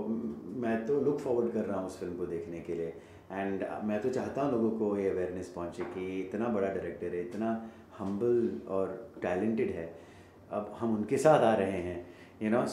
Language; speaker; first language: Hindi; native; Hindi